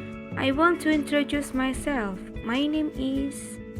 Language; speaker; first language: English; non-native, fluent; Indonesian